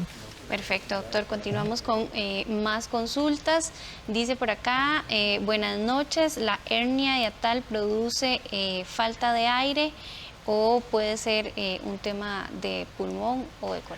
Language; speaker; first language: Spanish; native; Spanish